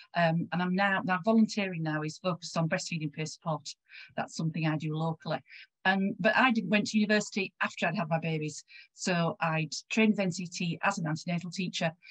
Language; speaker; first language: English; native; English